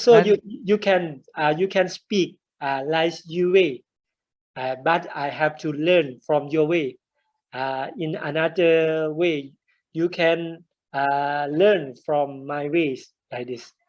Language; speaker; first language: English; non-native, learner; Thai